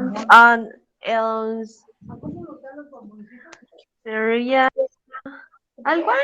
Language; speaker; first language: English; non-native, learner; Spanish